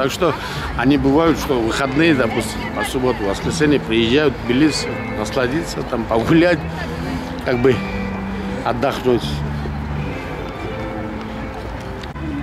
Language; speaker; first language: Russian; non-native, local second language; Georgian